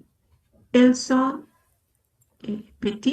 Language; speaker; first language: French; non-native, learner; Spanish